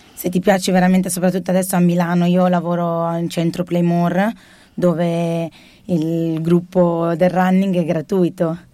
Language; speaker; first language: Italian; early bilingual, other home language; Arabic